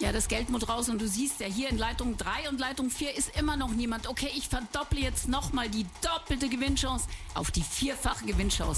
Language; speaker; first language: German; native; German